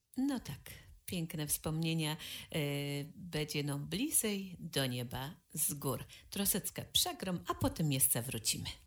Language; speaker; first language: Polish; native; Polish